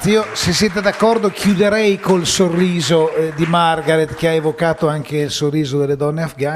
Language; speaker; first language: Italian; native; Italian